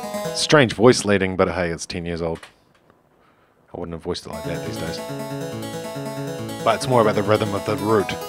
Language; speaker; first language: English; native; English